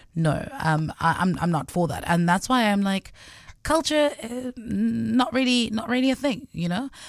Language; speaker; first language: English; non-native, local second language; Southern Sotho